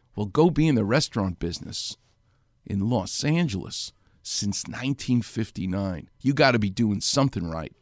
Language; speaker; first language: English; native; English